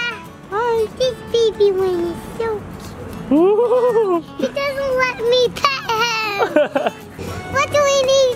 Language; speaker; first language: English; native; English